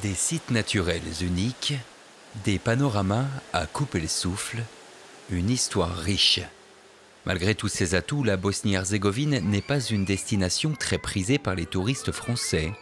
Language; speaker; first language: French; native; French